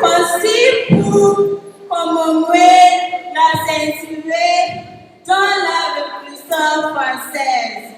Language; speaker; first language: French; non-native, learner; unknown